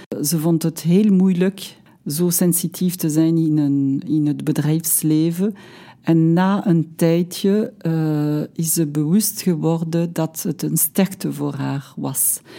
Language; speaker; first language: Dutch; non-native, local second language; French